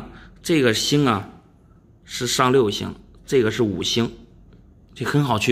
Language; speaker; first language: Chinese; native; Chinese